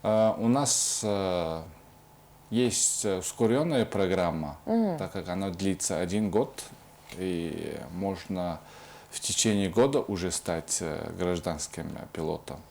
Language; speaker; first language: Russian; non-native, fluent; Mongolian